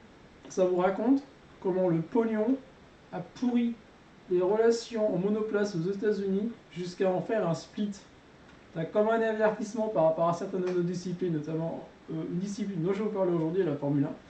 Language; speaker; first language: French; native; French